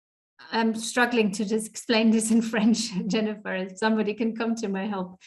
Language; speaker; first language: English; non-native, fluent; German